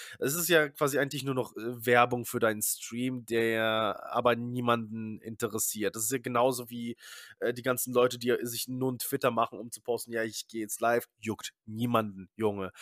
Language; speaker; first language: German; early bilingual, other home language; Polish